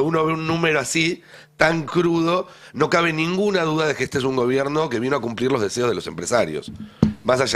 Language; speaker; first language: Spanish; native; Spanish